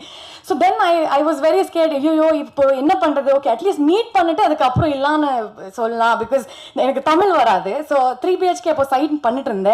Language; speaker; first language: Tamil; non-native, learner; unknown